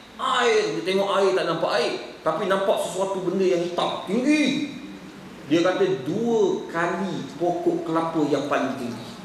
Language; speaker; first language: Malay; native; Malay